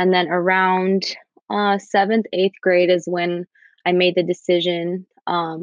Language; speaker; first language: English; native; English